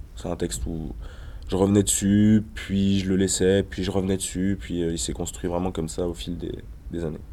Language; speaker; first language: French; native; French